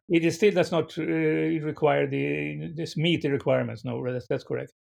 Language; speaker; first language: English; non-native, fluent; Swedish